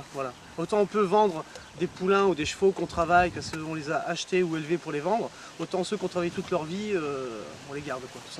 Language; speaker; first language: French; native; French